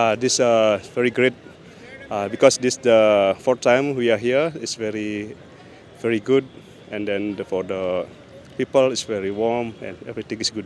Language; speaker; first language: English; non-native, learner; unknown